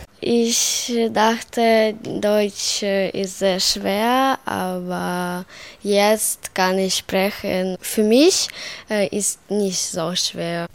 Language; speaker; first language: German; non-native, learner; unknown